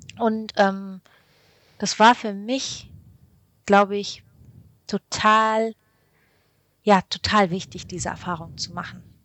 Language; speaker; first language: German; early bilingual, other home language; Arabic